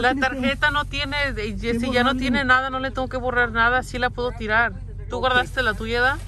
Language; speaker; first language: Spanish; early bilingual, heritage; Spanish